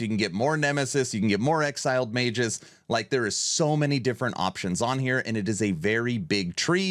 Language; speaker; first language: English; native; English